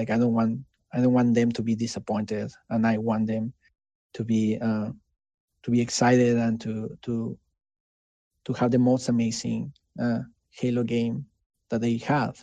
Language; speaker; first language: English; non-native, fluent; Spanish